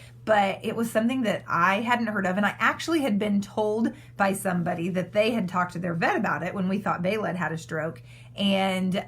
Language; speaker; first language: English; native; English